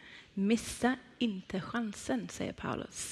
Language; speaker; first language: Swedish; non-native, fluent; Persian